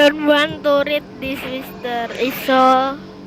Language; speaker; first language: English; non-native, learner; Indonesian